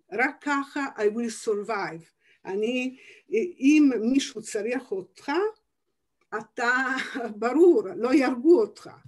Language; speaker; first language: Hebrew; non-native, fluent; Italian